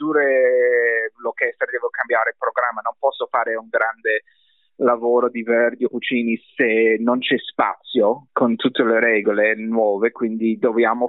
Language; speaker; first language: Italian; non-native, fluent; English